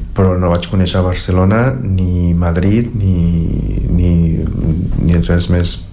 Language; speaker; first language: Catalan; non-native, fluent; Spanish